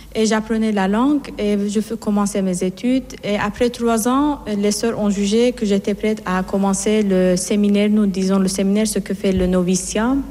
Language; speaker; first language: French; non-native, fluent; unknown